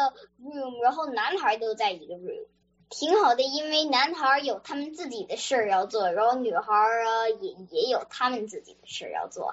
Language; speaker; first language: Chinese; early bilingual, other home language; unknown